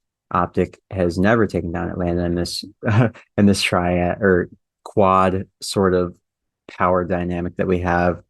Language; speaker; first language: English; native; English